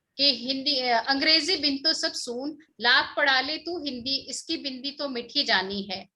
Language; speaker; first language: Hindi; native; Hindi